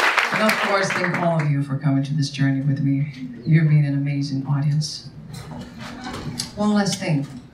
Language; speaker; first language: English; non-native, fluent; Portuguese